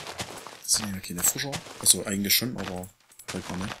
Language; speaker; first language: German; native; German